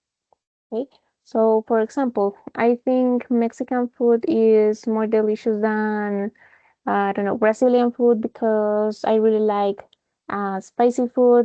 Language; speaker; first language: English; non-native, fluent; Spanish